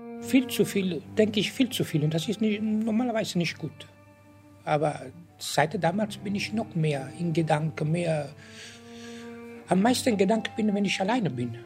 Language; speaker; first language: German; non-native, learner; Italian